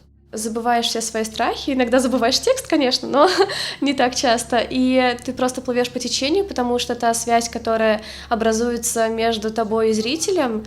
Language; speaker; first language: Russian; native; Russian